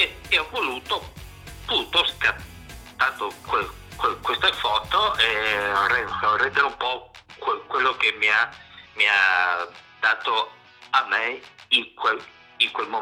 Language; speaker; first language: Italian; native; Italian